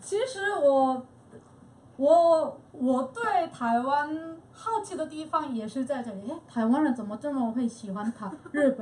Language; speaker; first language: Chinese; non-native, fluent; Korean